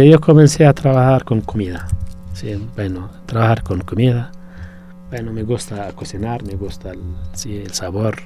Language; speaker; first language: Spanish; non-native, fluent; Arabic